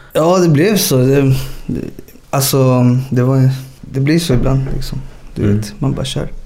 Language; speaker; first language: Swedish; early bilingual, other home language; Spanish